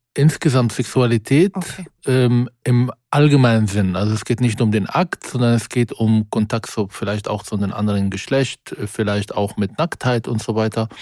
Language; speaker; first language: German; non-native, fluent; Arabic